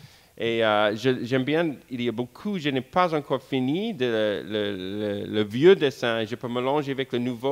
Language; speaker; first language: French; non-native, fluent; English